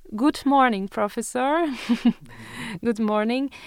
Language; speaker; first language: English; non-native, fluent; Polish